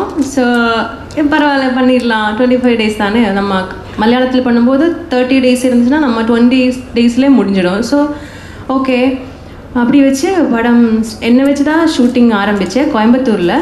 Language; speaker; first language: Tamil; non-native, learner; Malayalam